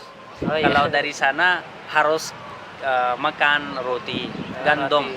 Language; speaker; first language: Indonesian; non-native, learner; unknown